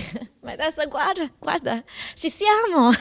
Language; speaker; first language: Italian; non-native, learner; English